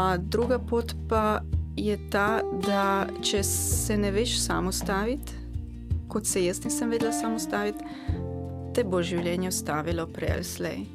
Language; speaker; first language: Slovenian; non-native, local second language; Hungarian